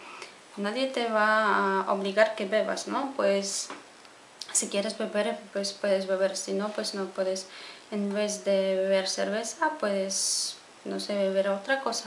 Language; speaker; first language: Spanish; non-native, fluent; Polish